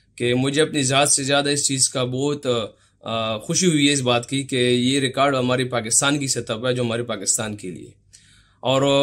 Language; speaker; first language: Urdu; non-native, local second language; Pashto